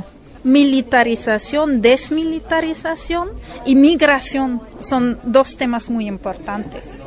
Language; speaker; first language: Spanish; non-native, fluent; German